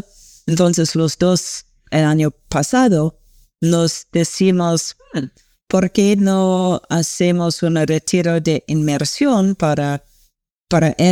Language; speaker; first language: Spanish; non-native, learner; English